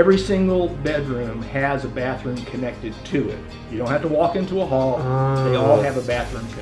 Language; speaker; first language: English; native; English